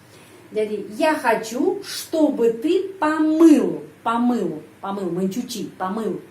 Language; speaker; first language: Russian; non-native, fluent; Indonesian